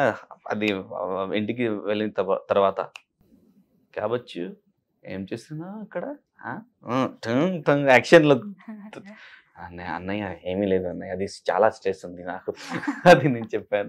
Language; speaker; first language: Telugu; non-native, local second language; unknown